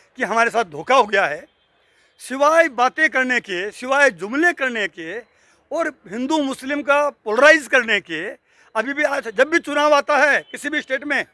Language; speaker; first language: Hindi; native; Hindi